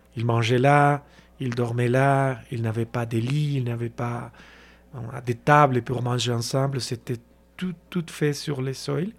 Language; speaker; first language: French; non-native, fluent; Spanish